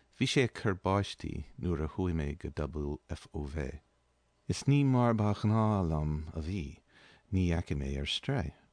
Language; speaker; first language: Irish; non-native, fluent; English